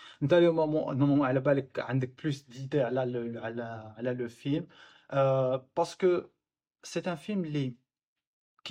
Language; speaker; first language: French; non-native, local second language; Arabic